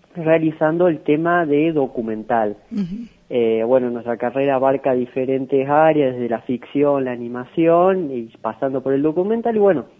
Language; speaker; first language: Spanish; native; Spanish